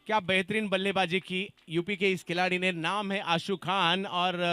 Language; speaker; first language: Hindi; non-native, local second language; Marathi